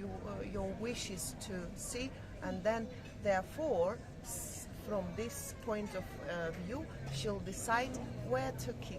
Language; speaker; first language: English; non-native, fluent; Russian